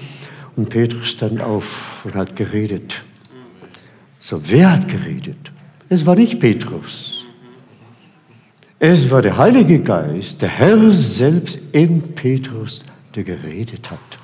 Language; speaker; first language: German; non-native, fluent; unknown